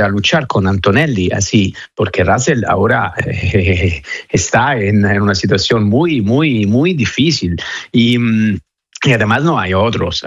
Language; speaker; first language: Spanish; non-native, fluent; Italian